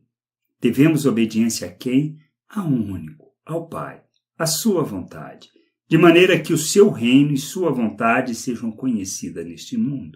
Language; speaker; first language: Portuguese; native; Portuguese